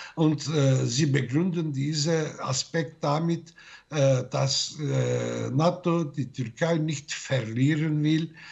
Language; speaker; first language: German; non-native, fluent; Turkish